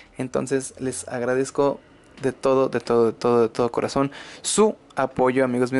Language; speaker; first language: Spanish; native; Spanish